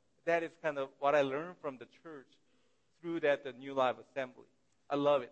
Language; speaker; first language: English; non-native, learner; Korean